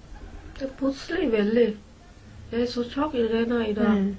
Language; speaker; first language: Norwegian; non-native, learner; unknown